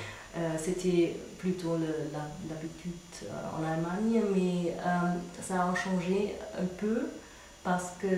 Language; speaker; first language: French; non-native, fluent; German